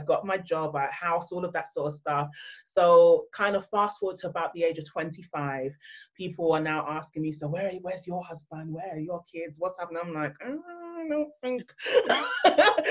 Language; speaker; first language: English; native; English